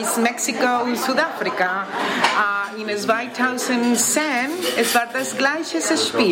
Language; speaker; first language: German; non-native, learner; Spanish